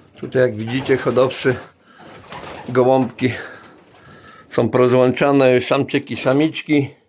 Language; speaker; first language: Polish; native; Polish